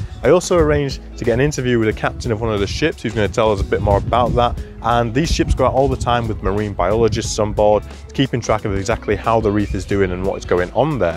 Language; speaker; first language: English; native; English